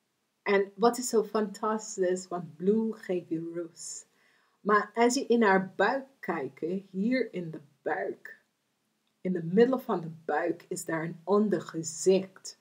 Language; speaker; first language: Dutch; non-native, learner; English